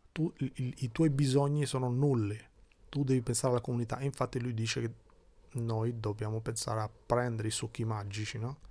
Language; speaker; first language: Italian; early bilingual, other home language; Albanian